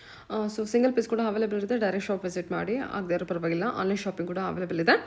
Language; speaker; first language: Kannada; native; Kannada